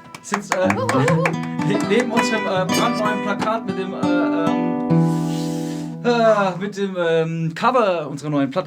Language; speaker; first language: German; native; German